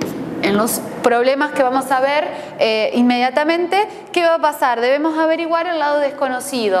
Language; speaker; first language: Spanish; native; Spanish